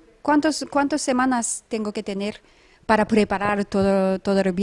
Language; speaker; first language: Spanish; non-native, fluent; Japanese